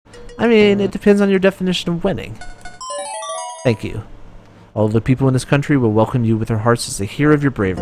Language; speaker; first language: English; native; English